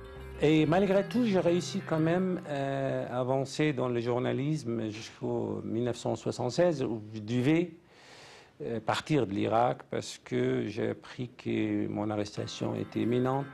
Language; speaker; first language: French; non-native, fluent; Arabic